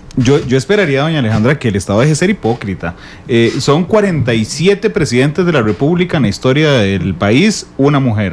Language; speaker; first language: Spanish; native; Spanish